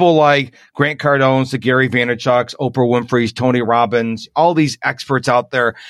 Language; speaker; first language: English; native; English